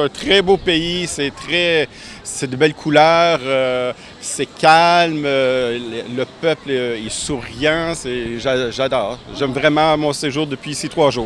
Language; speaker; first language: French; native; French